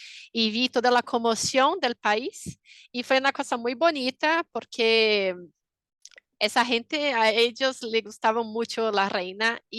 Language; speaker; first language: Spanish; non-native, fluent; Portuguese